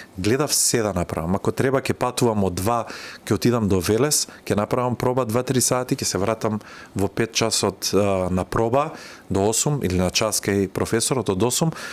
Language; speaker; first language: Macedonian; native; Macedonian